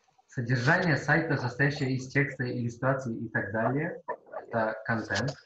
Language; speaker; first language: Russian; non-native, learner; Kyrgyz